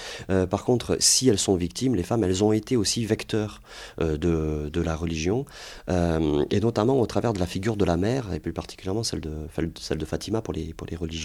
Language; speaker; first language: French; native; French